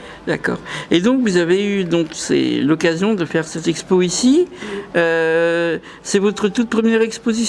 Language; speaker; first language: French; native; French